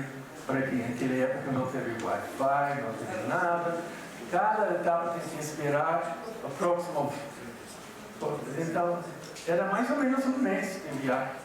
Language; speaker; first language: Portuguese; non-native, fluent; English